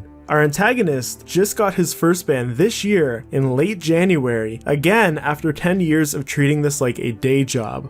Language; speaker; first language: English; native; English